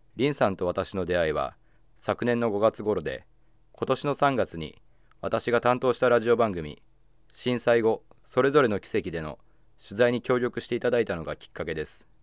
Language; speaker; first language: Japanese; native; Japanese